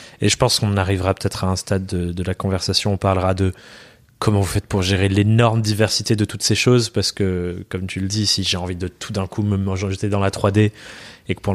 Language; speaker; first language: French; native; French